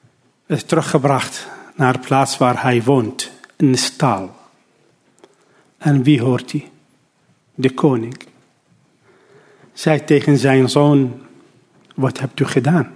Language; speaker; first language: Dutch; non-native, learner; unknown